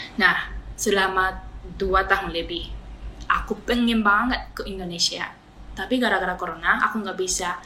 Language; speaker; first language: Indonesian; non-native, fluent; Japanese